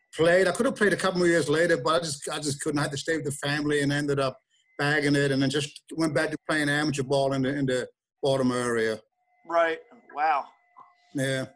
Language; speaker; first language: English; early bilingual, other home language; German